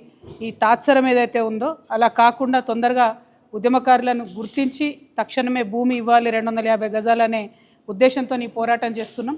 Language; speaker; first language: Telugu; native; Telugu